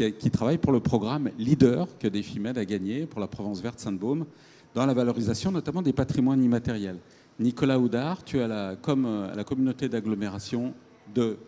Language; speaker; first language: French; native; French